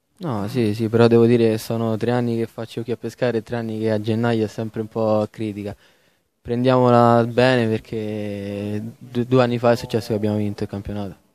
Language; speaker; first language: Italian; native; Italian